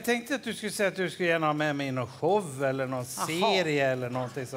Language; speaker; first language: Swedish; native; Swedish